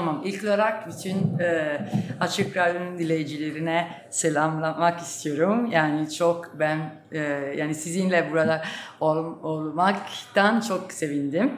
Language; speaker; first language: Turkish; non-native, fluent; Italian